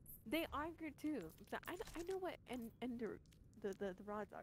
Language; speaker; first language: English; early bilingual, other home language; Spanish